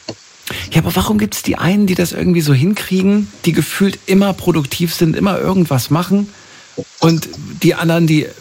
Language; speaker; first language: German; native; German